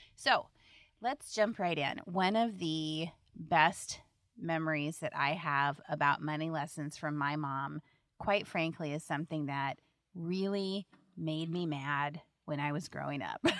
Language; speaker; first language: English; native; English